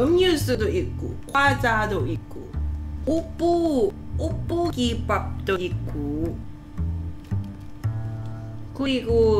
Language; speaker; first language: Korean; non-native, learner; Cantonese